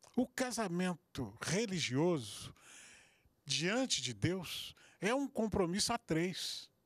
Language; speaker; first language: Portuguese; native; Portuguese